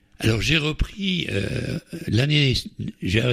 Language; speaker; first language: French; native; French